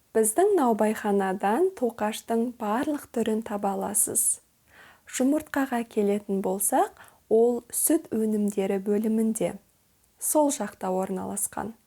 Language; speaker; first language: Kazakh; native; Kazakh